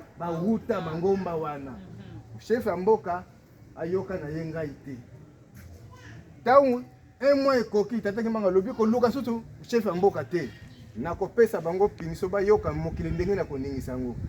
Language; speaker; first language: Lingala; non-native, local second language; Kongo